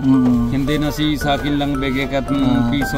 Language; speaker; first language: Filipino; non-native, local second language; Punjabi